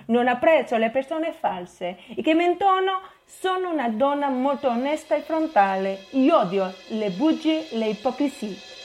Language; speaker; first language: Italian; non-native, fluent; Portuguese